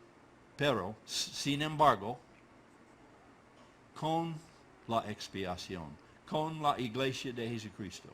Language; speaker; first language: Spanish; non-native, learner; English